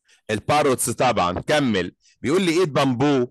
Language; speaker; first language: Arabic; native; Arabic